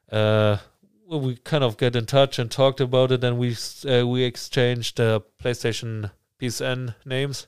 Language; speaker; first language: English; non-native, fluent; German